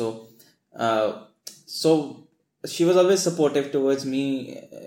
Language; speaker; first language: English; non-native, local second language; Assamese